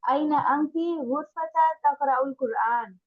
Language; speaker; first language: Arabic; non-native, learner; Urdu